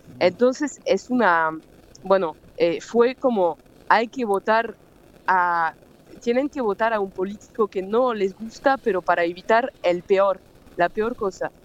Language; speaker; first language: Spanish; non-native, fluent; French